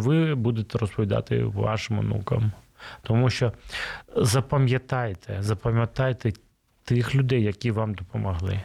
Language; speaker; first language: Ukrainian; non-native, local second language; Russian